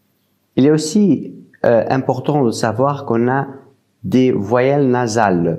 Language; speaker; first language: French; non-native, fluent; Portuguese